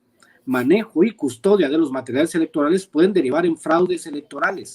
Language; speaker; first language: Spanish; native; Spanish